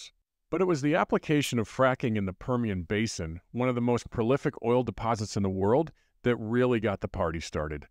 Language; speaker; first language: English; native; English